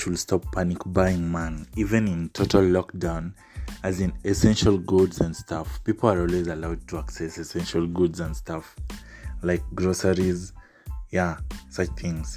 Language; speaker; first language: English; non-native, local second language; Swahili